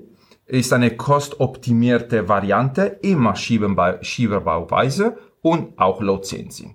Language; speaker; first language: German; non-native, fluent; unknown